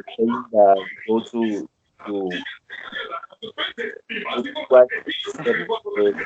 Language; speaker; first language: English; non-native, learner; Spanish